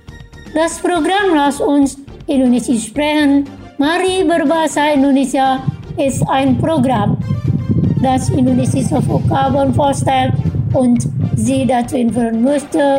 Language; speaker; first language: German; non-native, fluent; Indonesian